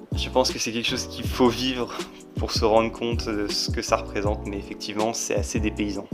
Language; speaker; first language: French; native; French